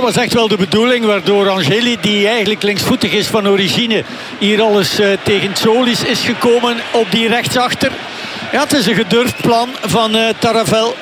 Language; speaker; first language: Dutch; native; Dutch